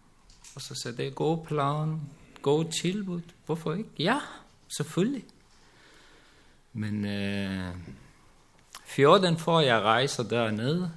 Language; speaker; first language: Danish; non-native, learner; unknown